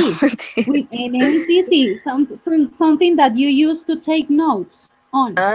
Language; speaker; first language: English; non-native, fluent; Spanish